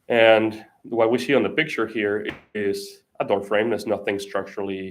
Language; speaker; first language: English; non-native, fluent; Spanish